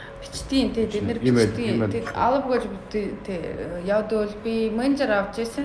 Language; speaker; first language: Mongolian; early bilingual, heritage; Mongolian